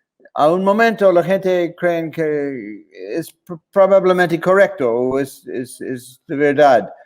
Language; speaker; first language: Spanish; non-native, fluent; English